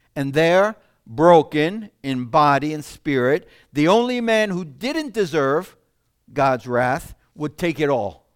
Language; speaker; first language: English; non-native, fluent; Italian